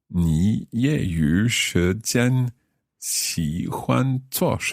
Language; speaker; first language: Chinese; non-native, learner; English